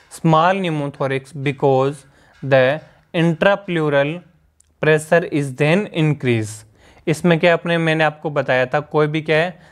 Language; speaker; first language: Hindi; native; Hindi